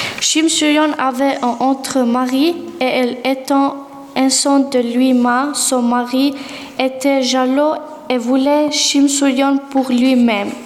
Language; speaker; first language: French; non-native, learner; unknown